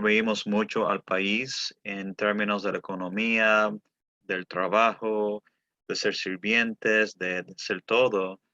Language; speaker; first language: Spanish; early bilingual, heritage; Spanish